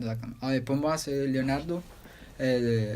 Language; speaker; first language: French; non-native, learner; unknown